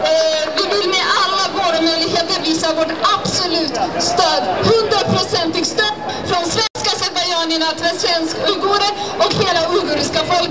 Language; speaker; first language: Swedish; non-native, fluent; Azerbaijani